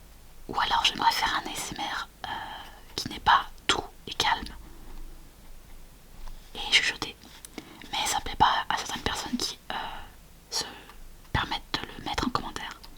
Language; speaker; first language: French; native; French